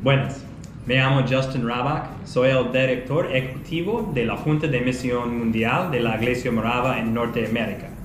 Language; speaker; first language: Spanish; non-native, fluent; English